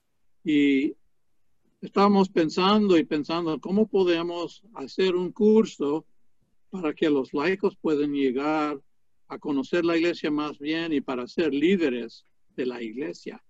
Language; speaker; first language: Spanish; non-native, fluent; English